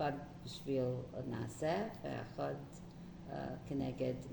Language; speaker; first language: Hebrew; non-native, learner; English